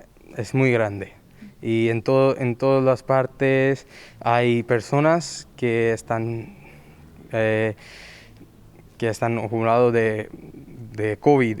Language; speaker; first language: Spanish; non-native, learner; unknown